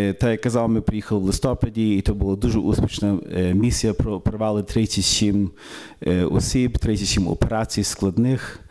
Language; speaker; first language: Ukrainian; early bilingual, heritage; Ukrainian